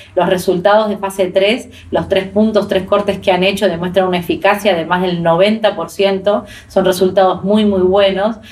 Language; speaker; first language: Spanish; native; Spanish